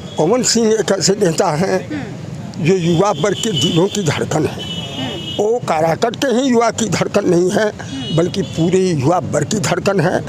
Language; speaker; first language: Hindi; native; Hindi